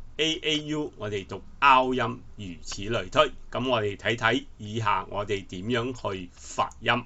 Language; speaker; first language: Cantonese; native; Cantonese